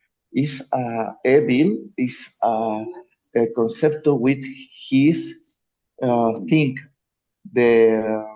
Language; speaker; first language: English; non-native, learner; Spanish